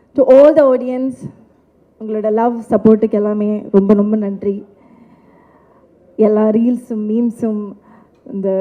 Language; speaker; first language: Tamil; non-native, local second language; Malayalam